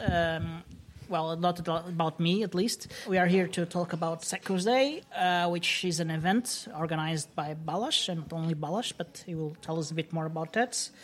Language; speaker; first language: English; non-native, fluent; Portuguese